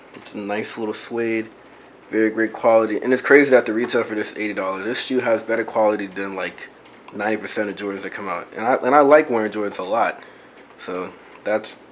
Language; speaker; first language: English; native; English